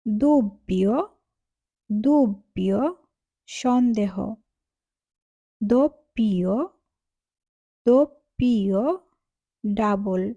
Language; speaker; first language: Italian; non-native, learner; Bangla